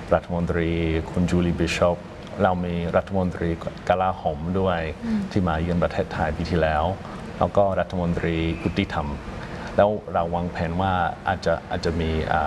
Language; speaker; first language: Thai; non-native, fluent; English